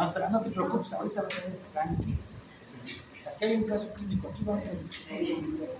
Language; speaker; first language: Spanish; native; Spanish